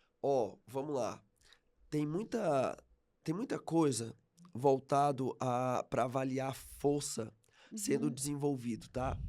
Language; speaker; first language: Portuguese; native; Portuguese